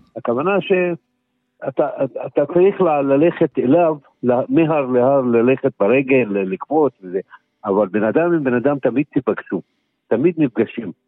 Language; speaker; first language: Hebrew; non-native, local second language; Arabic